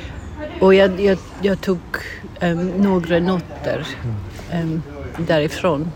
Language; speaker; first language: Swedish; non-native, fluent; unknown